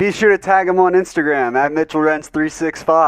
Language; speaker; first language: English; native; English